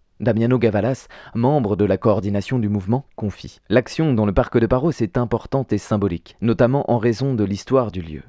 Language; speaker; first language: French; native; French